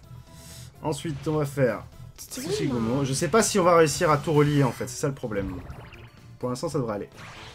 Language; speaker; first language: French; native; French